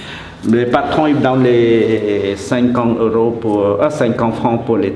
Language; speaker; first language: French; non-native, fluent; Khmer